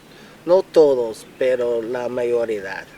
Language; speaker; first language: Spanish; non-native, learner; English